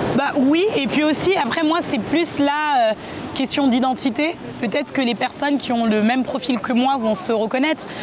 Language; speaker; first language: French; native; French